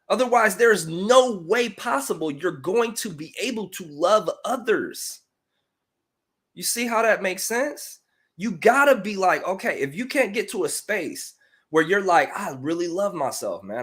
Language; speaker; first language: English; native; English